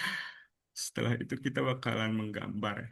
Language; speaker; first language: Indonesian; native; Indonesian